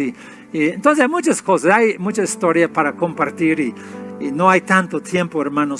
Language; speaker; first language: Spanish; non-native, fluent; English